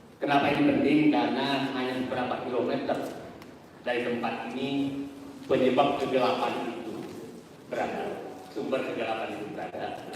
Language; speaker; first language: Indonesian; non-native, local second language; Buginese